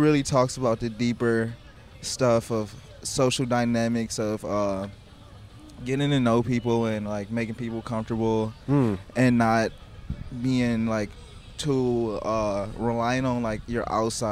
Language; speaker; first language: English; native; English